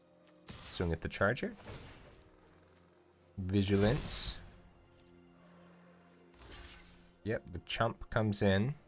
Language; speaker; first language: English; native; English